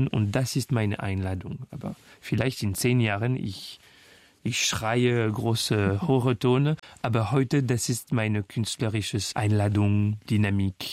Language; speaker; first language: German; non-native, fluent; French